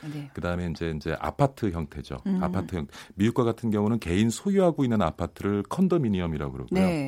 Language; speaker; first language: Korean; native; Korean